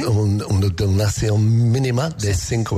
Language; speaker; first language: Spanish; non-native, learner; English